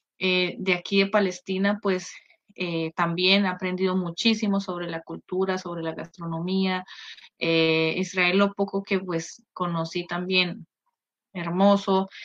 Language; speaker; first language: Spanish; native; Spanish